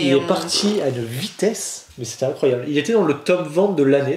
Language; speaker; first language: French; native; French